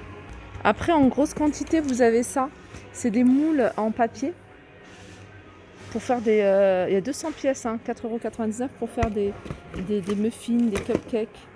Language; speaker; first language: French; native; French